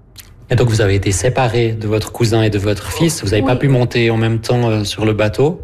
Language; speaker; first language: French; native; French